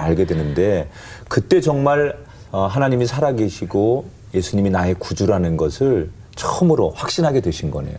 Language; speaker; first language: Korean; native; Korean